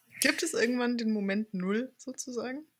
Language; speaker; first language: German; native; German